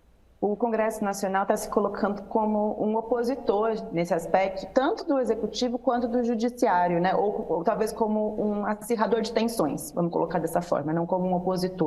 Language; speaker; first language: Portuguese; native; Portuguese